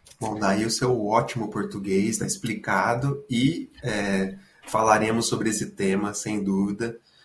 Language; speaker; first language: Portuguese; native; Portuguese